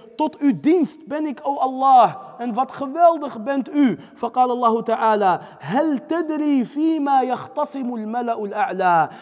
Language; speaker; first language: Dutch; early bilingual, other home language; Arabic